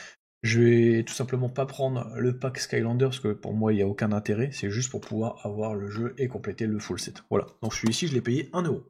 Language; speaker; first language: French; native; French